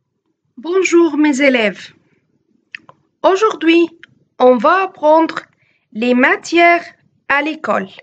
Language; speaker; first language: French; non-native, fluent; Arabic